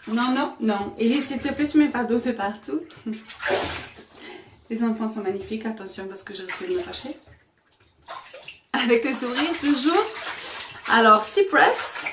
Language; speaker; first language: French; native; French